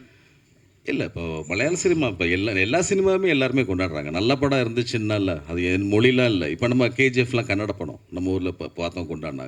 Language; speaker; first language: Tamil; native; Tamil